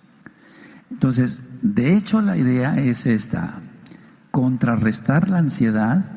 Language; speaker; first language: Spanish; native; Spanish